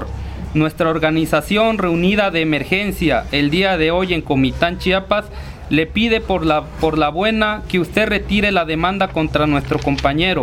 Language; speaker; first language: Spanish; native; Spanish